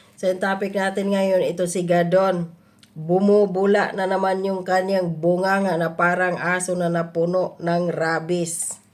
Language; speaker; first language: Filipino; native; Filipino